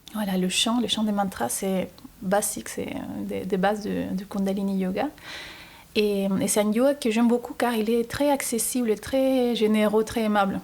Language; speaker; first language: French; non-native, fluent; Spanish